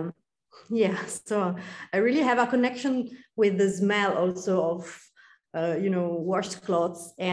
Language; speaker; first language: English; non-native, fluent; Italian